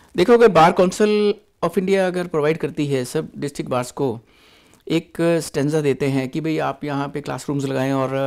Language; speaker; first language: Hindi; non-native, local second language; Punjabi